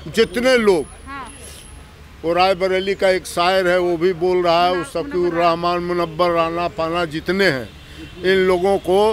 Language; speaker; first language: Hindi; native; Hindi